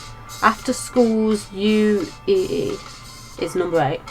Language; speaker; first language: English; native; English